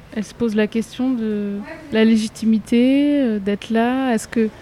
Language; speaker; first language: French; native; French